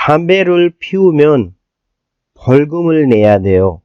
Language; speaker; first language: Korean; non-native, fluent; Urdu